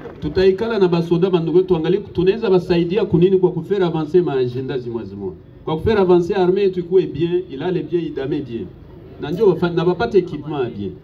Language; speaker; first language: Swahili; native; Swahili